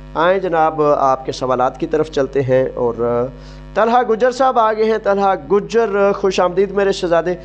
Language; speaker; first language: Urdu; non-native, local second language; Punjabi